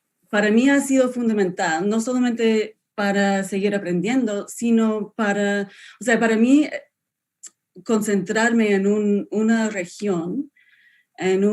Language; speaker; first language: Spanish; non-native, fluent; English